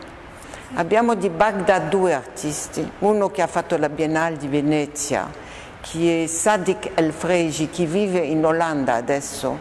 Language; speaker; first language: Italian; non-native, fluent; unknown